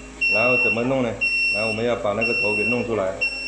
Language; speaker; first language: Chinese; native; Chinese